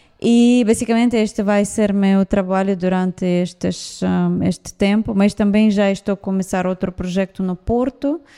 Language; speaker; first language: Portuguese; non-native, fluent; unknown